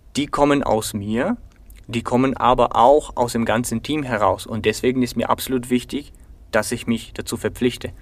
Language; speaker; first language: German; non-native, fluent; Bulgarian